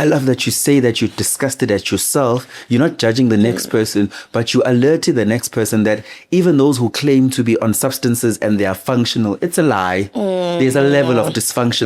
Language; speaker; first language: English; non-native, local second language; Zulu